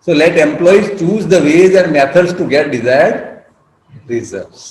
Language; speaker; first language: English; non-native, local second language; Gujarati